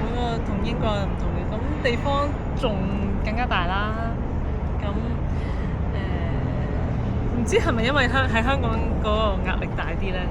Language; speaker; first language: Cantonese; native; Cantonese